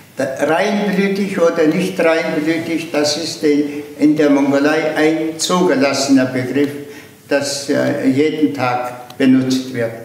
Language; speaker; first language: German; non-native, fluent; Tuvinian